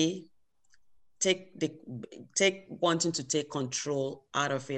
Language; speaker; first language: English; non-native, local second language; Yoruba